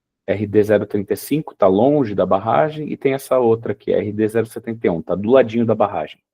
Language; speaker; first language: Portuguese; native; Portuguese